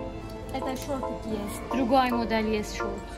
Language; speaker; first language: Russian; non-native, learner; Turkish